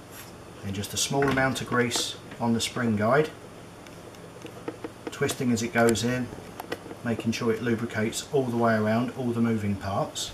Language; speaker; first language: English; native; English